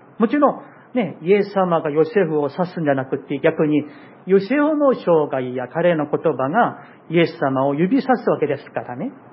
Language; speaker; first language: Japanese; non-native, fluent; Korean